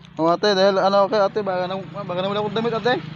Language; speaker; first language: Filipino; non-native, local second language; Cebuano